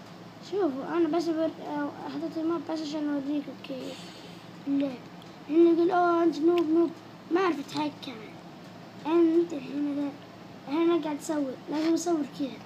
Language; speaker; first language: Arabic; native; Arabic